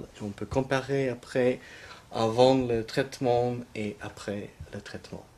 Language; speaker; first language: French; non-native, fluent; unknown